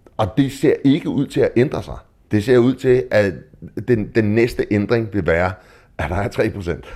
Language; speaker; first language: Danish; native; Danish